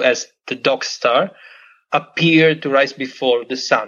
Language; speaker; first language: English; non-native, fluent; Italian